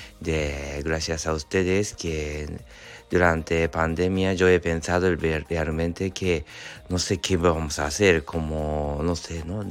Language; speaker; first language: Spanish; non-native, learner; Japanese